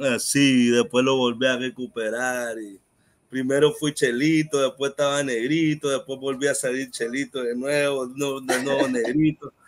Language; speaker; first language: Spanish; non-native, local second language; English